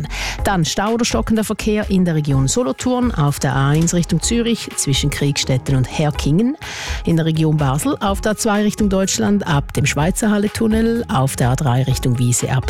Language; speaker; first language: German; native; German